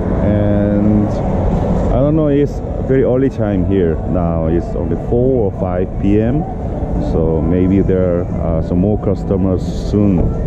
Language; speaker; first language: English; non-native, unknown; Korean